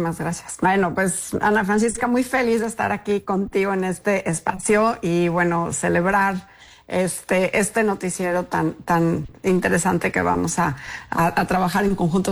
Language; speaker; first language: Spanish; native; Spanish